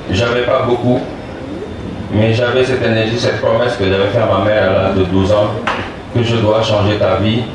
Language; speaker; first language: French; non-native, local second language; Wolof